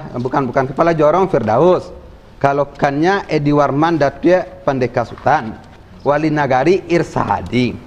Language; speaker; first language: Indonesian; native; Indonesian